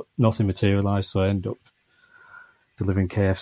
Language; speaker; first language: English; native; English